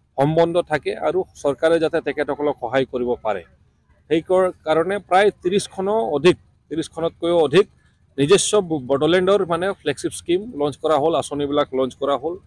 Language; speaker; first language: Assamese; non-native, local second language; Bodo